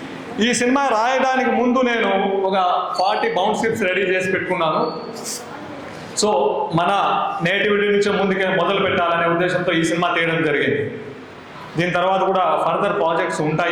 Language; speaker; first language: Telugu; native; Telugu